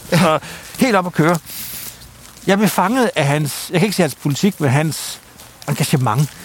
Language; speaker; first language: Danish; native; Danish